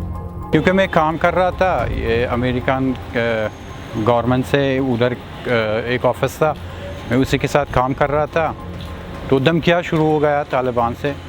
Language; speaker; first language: Hindi; non-native, fluent; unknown